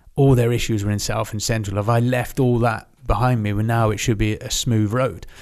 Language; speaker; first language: English; native; English